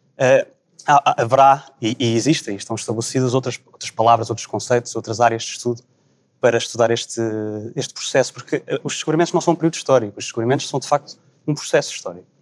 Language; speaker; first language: Portuguese; native; Portuguese